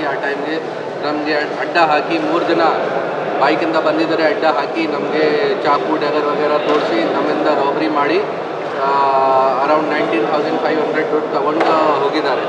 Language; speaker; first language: Kannada; non-native, local second language; Hindi